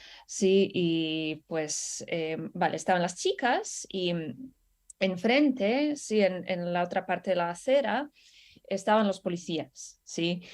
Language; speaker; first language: Spanish; non-native, fluent; Russian